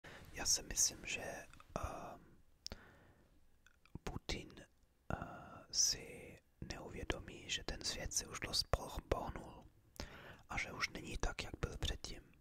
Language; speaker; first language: Czech; early bilingual, heritage; English